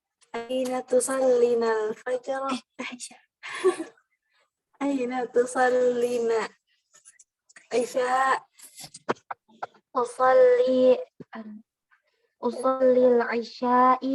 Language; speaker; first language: Arabic; non-native, learner; Indonesian